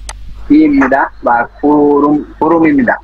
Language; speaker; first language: Korean; non-native, learner; Bangla